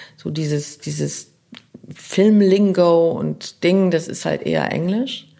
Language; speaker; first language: German; non-native, local second language; French